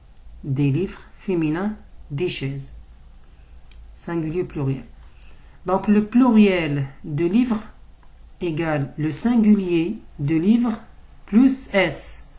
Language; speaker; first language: French; non-native, local second language; Arabic